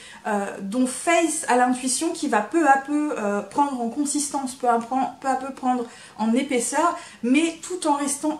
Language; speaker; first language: French; native; French